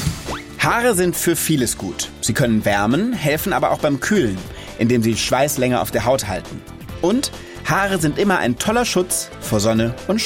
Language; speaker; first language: German; native; German